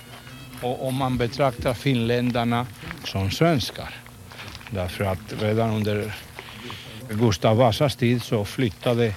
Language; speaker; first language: Swedish; non-native, fluent; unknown